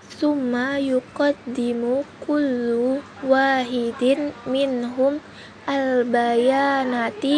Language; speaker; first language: Arabic; non-native, learner; Indonesian